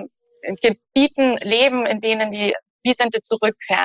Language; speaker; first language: German; native; German